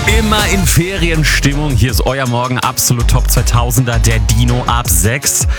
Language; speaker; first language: German; early bilingual, other home language; Bosnian